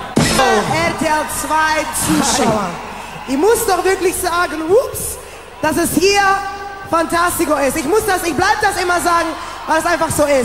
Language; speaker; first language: German; non-native, learner; English